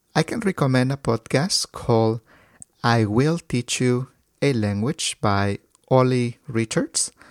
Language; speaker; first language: English; non-native, fluent; Spanish